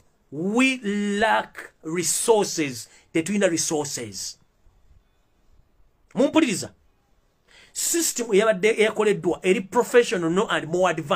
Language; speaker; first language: English; non-native, local second language; Ganda